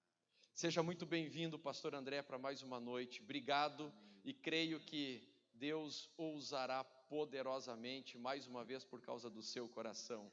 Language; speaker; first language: Portuguese; native; Portuguese